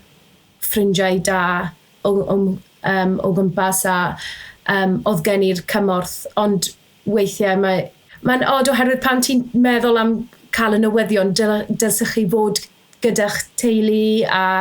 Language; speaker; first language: Welsh; native; Welsh